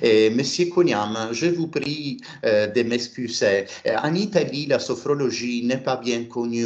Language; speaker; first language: French; non-native, fluent; Italian